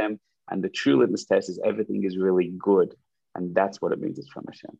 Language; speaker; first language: English; native; English